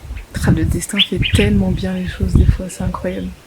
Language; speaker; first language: French; native; French